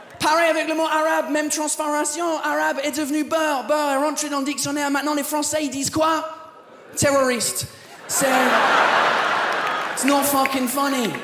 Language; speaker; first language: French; non-native, fluent; English